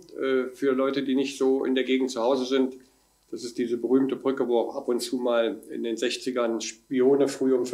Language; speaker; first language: German; native; German